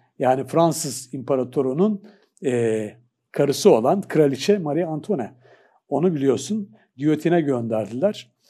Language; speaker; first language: Turkish; native; Turkish